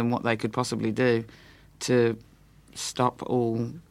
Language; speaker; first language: English; native; English